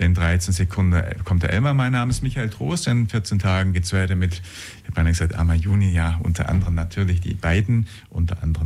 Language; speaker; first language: German; native; German